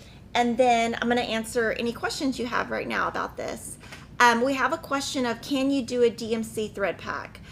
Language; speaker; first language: English; native; English